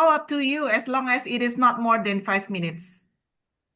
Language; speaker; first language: English; non-native, fluent; Indonesian